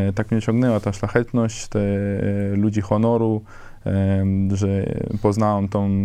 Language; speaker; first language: Polish; non-native, fluent; Hebrew